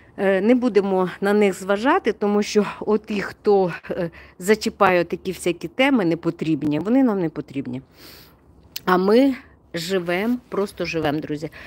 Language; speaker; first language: Ukrainian; non-native, local second language; Russian